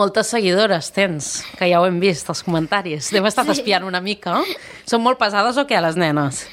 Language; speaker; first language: Catalan; native; Catalan